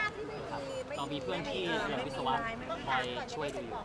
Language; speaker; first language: Thai; native; Thai